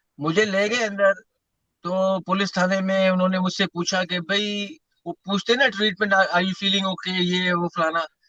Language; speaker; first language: Urdu; native; Urdu